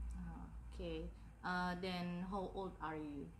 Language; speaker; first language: English; non-native, learner; Indonesian